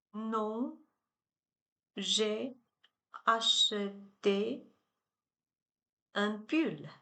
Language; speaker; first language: French; non-native, learner; Chinese